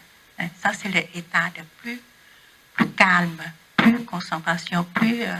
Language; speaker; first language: French; non-native, learner; Vietnamese